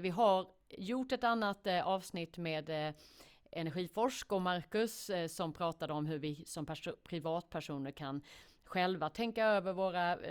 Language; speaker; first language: Swedish; native; Swedish